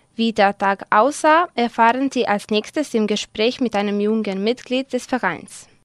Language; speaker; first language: German; non-native, fluent; Serbian